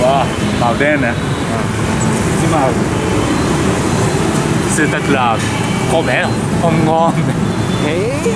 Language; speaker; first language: Vietnamese; non-native, learner; Japanese